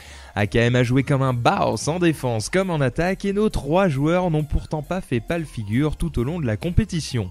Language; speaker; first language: French; native; French